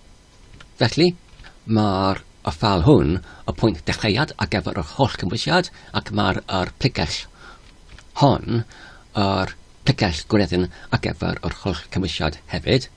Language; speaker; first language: Welsh; non-native, fluent; English